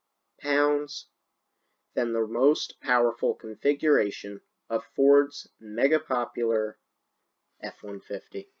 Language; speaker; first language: English; native; English